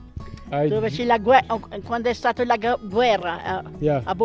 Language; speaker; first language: Italian; non-native, learner; Albanian